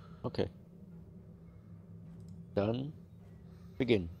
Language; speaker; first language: German; native; German